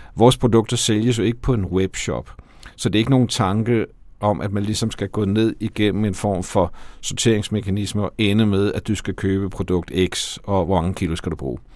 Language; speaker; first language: Danish; native; Danish